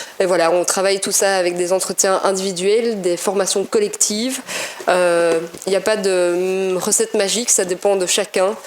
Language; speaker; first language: French; native; French